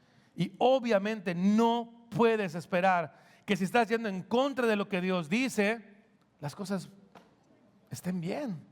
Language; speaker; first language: Spanish; native; Spanish